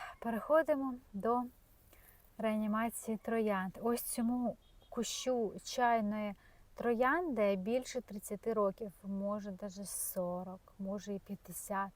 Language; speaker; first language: Ukrainian; non-native, local second language; Russian